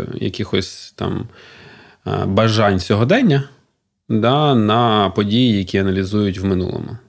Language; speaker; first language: Ukrainian; native; Ukrainian